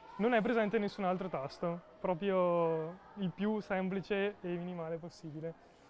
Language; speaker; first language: Italian; native; Italian